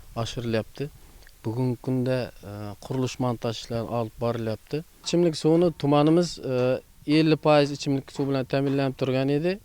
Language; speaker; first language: Uzbek; native; Uzbek